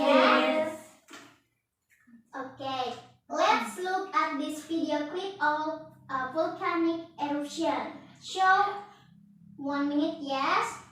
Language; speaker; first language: English; non-native, learner; Indonesian